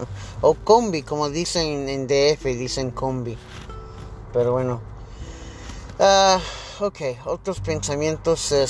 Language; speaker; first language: Spanish; early bilingual, heritage; English